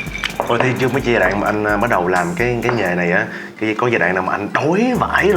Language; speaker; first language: Vietnamese; native; Vietnamese